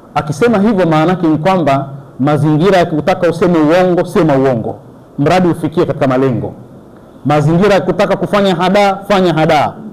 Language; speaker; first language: Swahili; native; Swahili